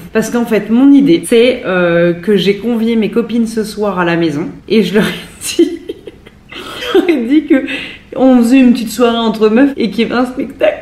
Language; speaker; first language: French; native; French